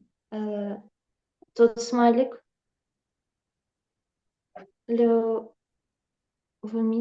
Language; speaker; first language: French; non-native, learner; Ukrainian